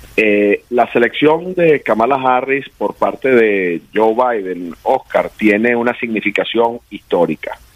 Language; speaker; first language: Spanish; native; Spanish